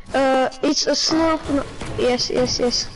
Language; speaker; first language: English; non-native, learner; Slovak